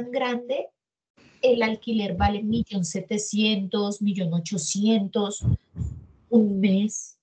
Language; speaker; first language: Spanish; native; Spanish